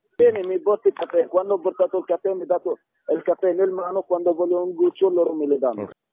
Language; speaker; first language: Italian; non-native, learner; Arabic